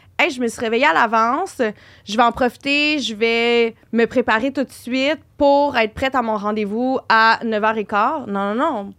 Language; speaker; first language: French; native; French